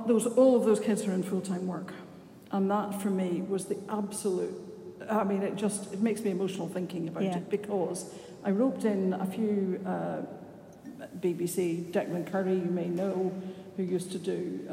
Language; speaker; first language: English; native; English